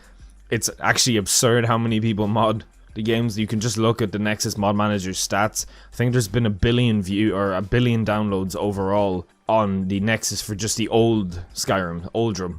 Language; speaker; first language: English; native; English